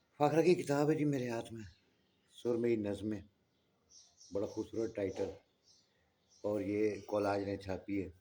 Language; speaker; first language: Urdu; non-native, local second language; Punjabi